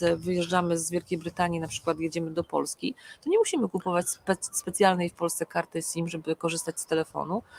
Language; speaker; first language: Polish; native; Polish